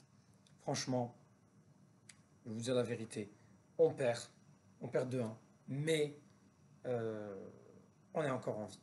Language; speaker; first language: French; native; French